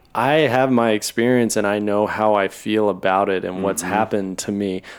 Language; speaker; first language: English; native; English